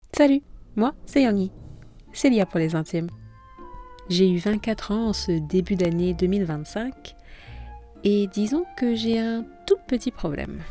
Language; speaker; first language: French; native; French